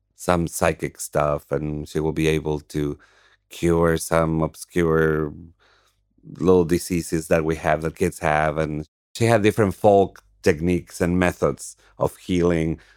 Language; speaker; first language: English; non-native, fluent; Spanish